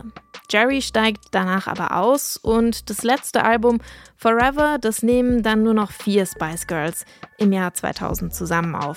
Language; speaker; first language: German; early bilingual, other home language; English